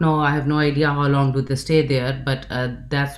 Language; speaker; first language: English; non-native, local second language; Urdu